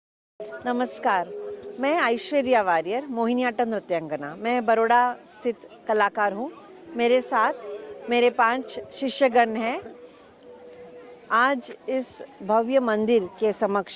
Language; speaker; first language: Hindi; non-native, local second language; Gujarati